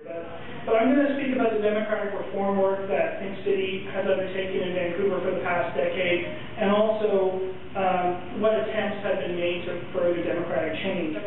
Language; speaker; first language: English; native; English